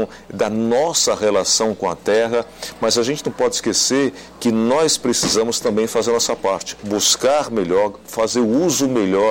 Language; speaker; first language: Portuguese; native; Portuguese